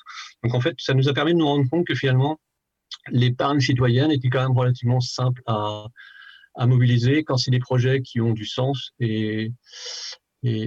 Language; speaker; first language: French; native; French